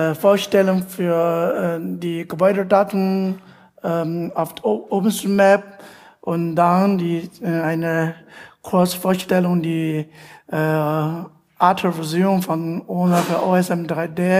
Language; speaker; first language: German; non-native, learner; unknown